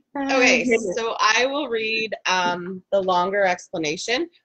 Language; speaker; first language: English; native; English